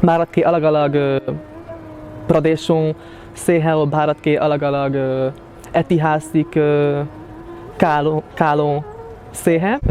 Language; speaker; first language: Hindi; non-native, fluent; Hungarian